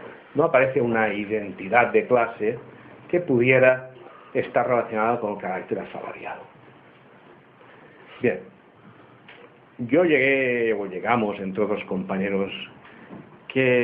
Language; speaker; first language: Spanish; native; Spanish